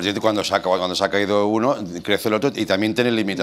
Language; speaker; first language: Spanish; non-native, local second language; Catalan